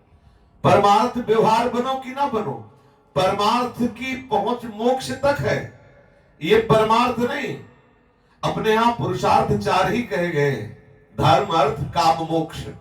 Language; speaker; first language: Hindi; native; Hindi